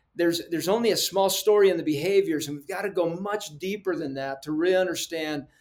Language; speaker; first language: English; early bilingual, other home language; Spanish